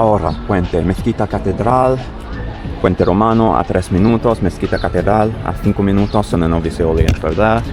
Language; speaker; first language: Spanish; non-native, learner; English